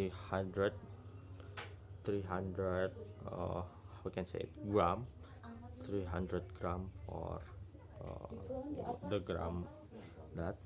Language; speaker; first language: English; non-native, learner; Indonesian